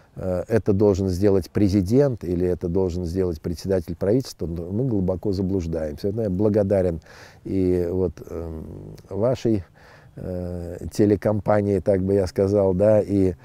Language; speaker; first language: Russian; native; Russian